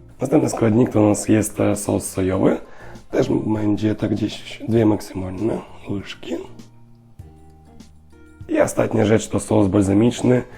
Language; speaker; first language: Polish; non-native, learner; Russian